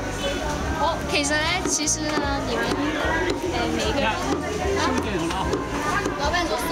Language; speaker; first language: Chinese; non-native, local second language; Cantonese